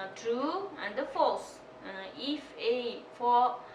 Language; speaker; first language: English; non-native, learner; Kazakh